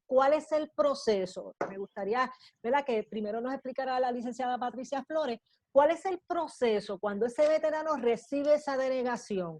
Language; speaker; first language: Spanish; native; Spanish